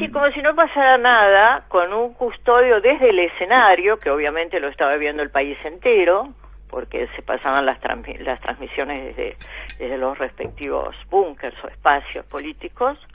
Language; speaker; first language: Spanish; native; Spanish